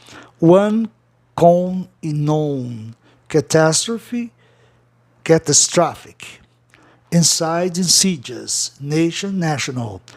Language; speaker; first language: English; non-native, fluent; Portuguese